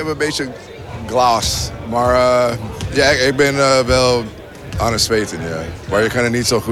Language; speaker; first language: Dutch; non-native, learner; English